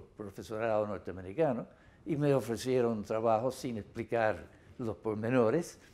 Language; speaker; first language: Spanish; non-native, fluent; English